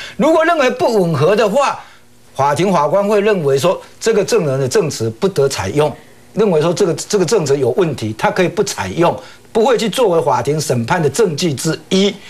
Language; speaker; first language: Chinese; native; Chinese